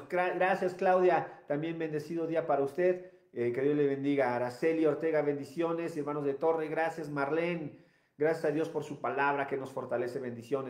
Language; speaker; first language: Spanish; native; Spanish